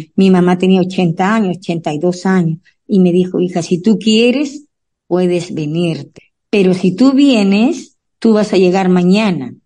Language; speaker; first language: Spanish; native; Spanish